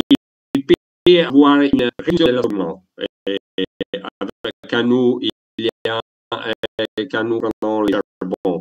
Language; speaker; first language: French; non-native, learner; Italian